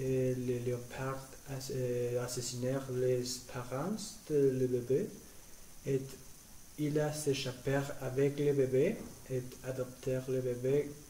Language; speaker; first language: French; non-native, learner; Spanish